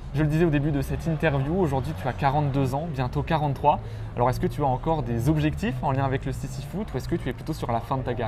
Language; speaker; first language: French; native; French